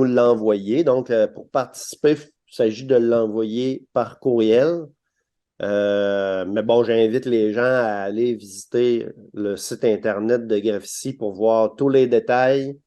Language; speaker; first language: French; native; French